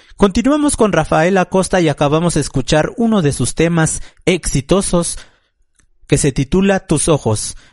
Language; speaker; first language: Spanish; non-native, local second language; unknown